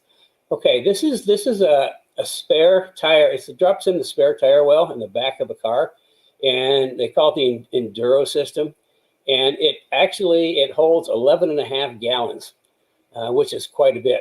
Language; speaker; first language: English; native; English